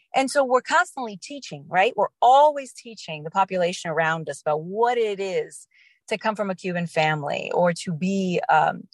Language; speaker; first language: English; native; English